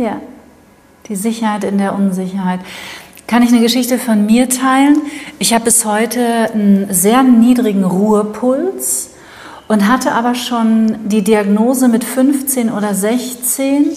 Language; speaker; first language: German; native; German